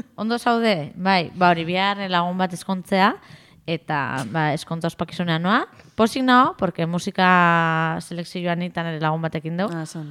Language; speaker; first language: Basque; native; Basque